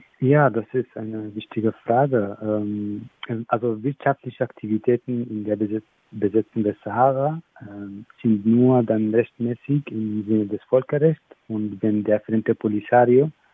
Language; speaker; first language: German; non-native, fluent; Arabic